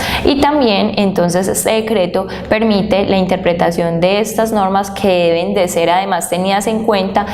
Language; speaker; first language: Spanish; native; Spanish